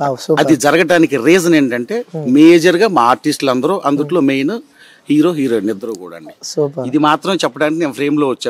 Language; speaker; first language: Telugu; native; Telugu